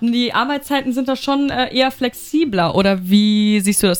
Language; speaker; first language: German; native; German